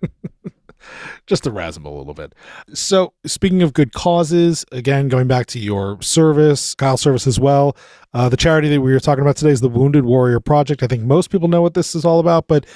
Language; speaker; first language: English; native; English